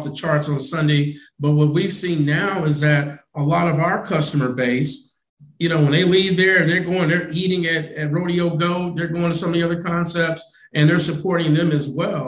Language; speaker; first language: English; native; English